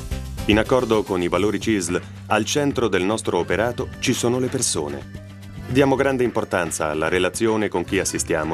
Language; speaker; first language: Italian; native; Italian